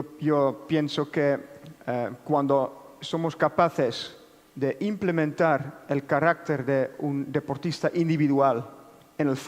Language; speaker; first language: Spanish; non-native, fluent; Dutch